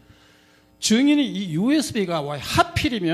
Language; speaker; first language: Korean; native; Korean